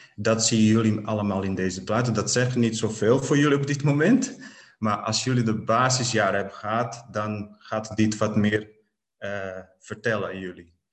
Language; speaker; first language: Dutch; non-native, fluent; Portuguese